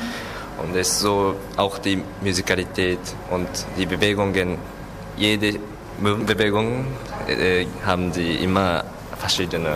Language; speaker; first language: German; non-native, learner; Japanese